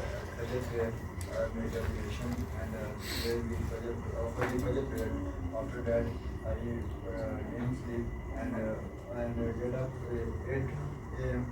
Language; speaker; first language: English; non-native, learner; Urdu